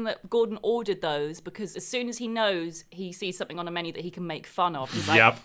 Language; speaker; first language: English; native; English